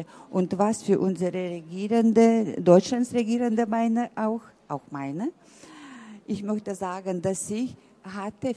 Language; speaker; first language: German; early bilingual, heritage; German